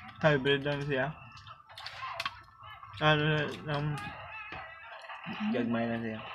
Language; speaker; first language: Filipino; non-native, local second language; Hiligaynon